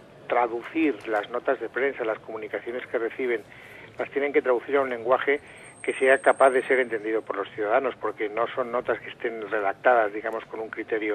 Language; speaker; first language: Spanish; native; Spanish